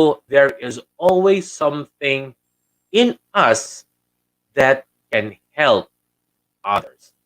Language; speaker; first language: English; non-native, local second language; Filipino